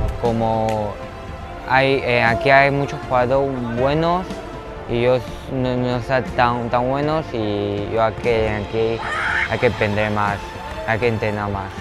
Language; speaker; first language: Spanish; non-native, learner; Chinese